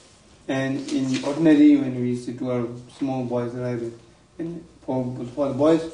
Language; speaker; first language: English; non-native, learner; Tibetan